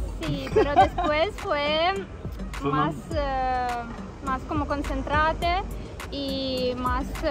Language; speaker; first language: Spanish; non-native, learner; Ukrainian